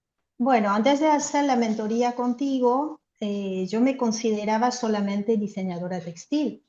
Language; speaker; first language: Spanish; non-native, fluent; French